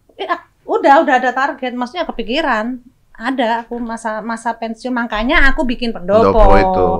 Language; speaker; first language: Indonesian; native; Indonesian